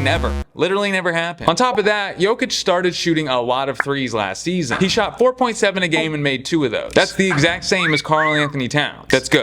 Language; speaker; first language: English; native; English